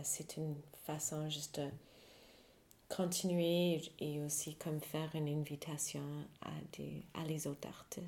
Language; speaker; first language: French; non-native, fluent; English